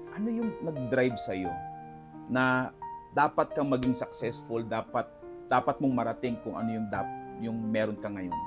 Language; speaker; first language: Filipino; native; Filipino